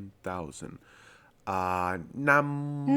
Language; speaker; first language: Vietnamese; non-native, learner; English